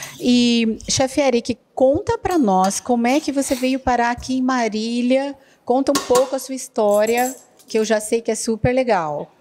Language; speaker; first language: Portuguese; native; Portuguese